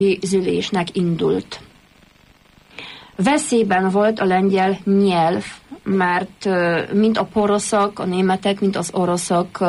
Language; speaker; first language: Hungarian; non-native, fluent; Polish